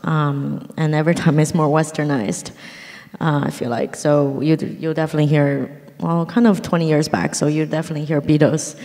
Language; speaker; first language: English; early bilingual, other home language; Chinese